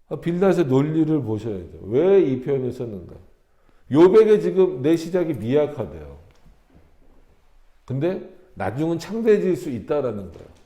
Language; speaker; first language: Korean; native; Korean